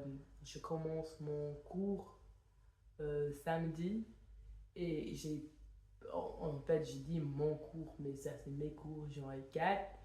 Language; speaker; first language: French; non-native, fluent; English